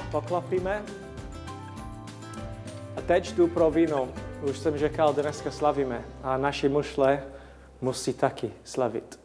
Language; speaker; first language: Czech; non-native, learner; English